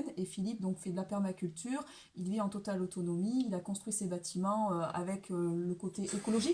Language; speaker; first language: French; native; French